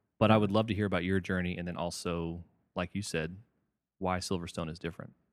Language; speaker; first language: English; native; English